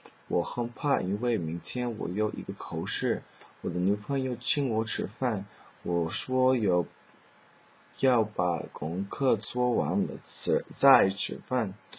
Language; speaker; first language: Chinese; non-native, learner; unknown